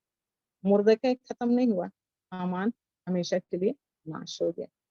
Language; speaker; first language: Hindi; native; Hindi